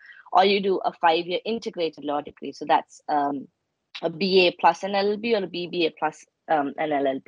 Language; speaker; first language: English; non-native, local second language; Malayalam